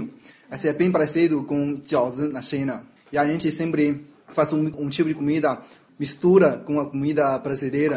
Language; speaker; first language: Portuguese; non-native, learner; Chinese